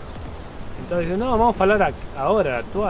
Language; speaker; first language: Portuguese; non-native, fluent; Spanish